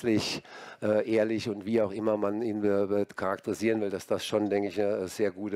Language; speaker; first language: German; native; German